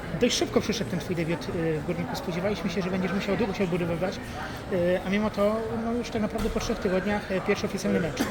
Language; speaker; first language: Polish; native; Polish